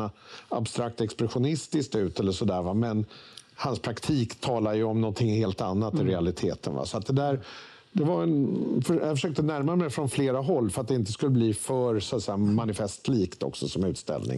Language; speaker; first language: Swedish; native; Swedish